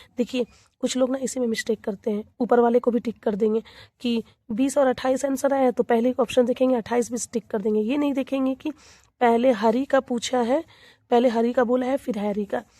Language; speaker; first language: Hindi; native; Hindi